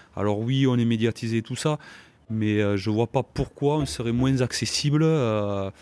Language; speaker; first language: French; native; French